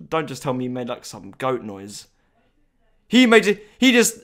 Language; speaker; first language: English; native; English